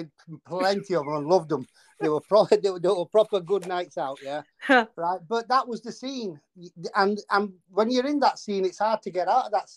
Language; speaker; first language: English; native; English